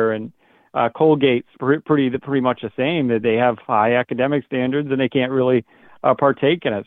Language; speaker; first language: English; native; English